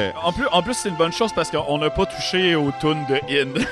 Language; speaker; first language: French; native; French